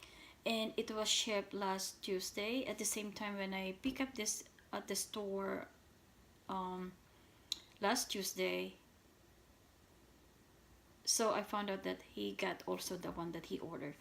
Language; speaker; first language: English; non-native, fluent; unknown